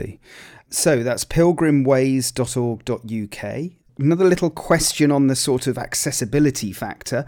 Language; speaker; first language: English; native; English